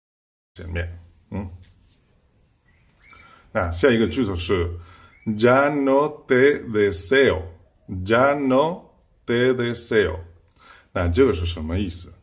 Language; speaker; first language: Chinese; non-native, fluent; Spanish